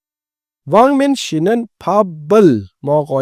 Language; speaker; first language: Korean; non-native, fluent; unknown